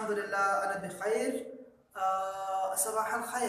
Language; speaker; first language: Arabic; non-native, fluent; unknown